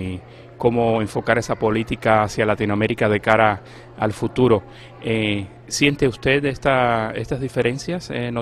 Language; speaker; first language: Spanish; native; Spanish